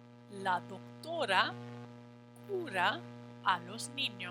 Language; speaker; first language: Spanish; non-native, fluent; English